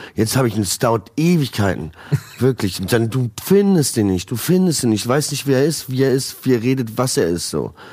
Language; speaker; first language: German; early bilingual, heritage; Croatian